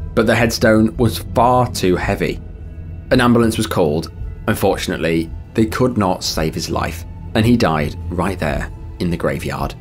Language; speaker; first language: English; native; English